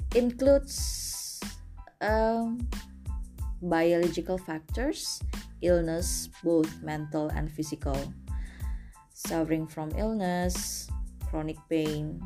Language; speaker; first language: English; non-native, fluent; Indonesian